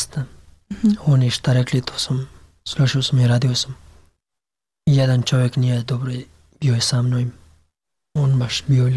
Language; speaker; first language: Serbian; non-native, learner; Pashto